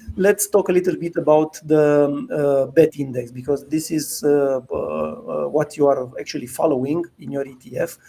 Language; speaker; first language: English; non-native, fluent; Romanian